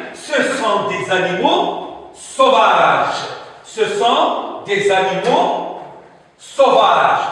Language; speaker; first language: French; non-native, local second language; Arabic